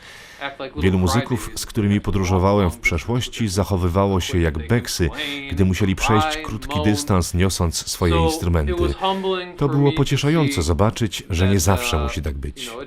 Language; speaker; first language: Polish; non-native, fluent; English